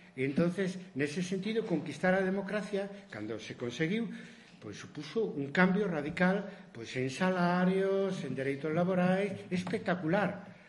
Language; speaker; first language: Galician; non-native, local second language; Spanish